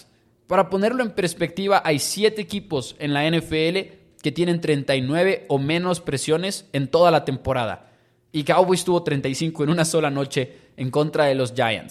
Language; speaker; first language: Spanish; native; Spanish